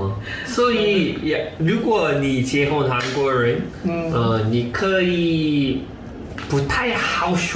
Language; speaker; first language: Chinese; non-native, learner; Korean